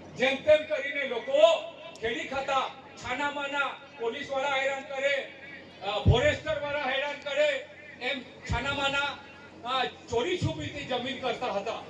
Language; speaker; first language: Gujarati; non-native, local second language; Vasavi